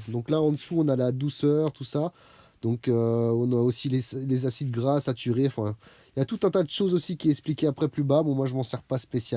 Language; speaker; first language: French; native; French